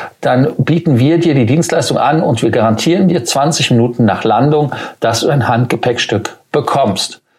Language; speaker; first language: German; native; German